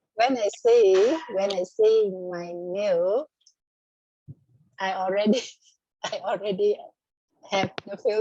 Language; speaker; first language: English; non-native, learner; Vietnamese